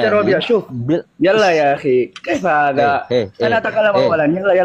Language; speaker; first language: Arabic; non-native, learner; Indonesian